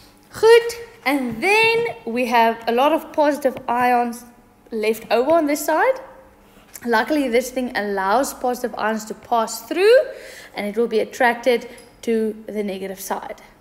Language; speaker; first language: English; non-native, local second language; Afrikaans